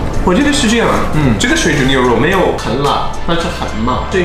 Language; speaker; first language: Chinese; non-native, fluent; English